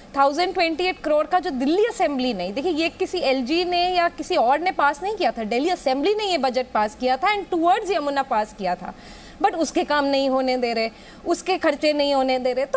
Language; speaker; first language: Hindi; native; Hindi